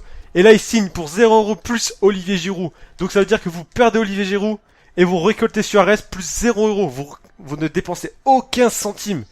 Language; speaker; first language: French; native; French